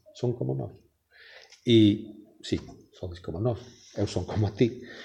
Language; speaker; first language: Galician; non-native, fluent; English